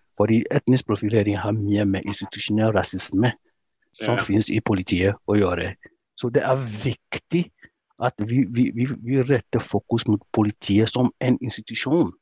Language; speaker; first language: Norwegian; non-native, fluent; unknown